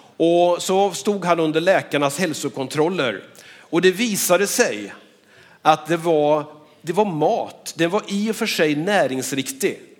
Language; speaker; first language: Swedish; native; Swedish